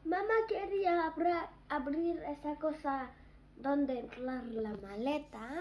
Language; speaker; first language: Spanish; early bilingual, heritage; German